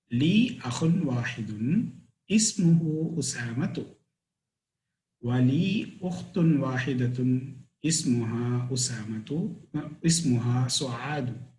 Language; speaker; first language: Arabic; non-native, fluent; Tamil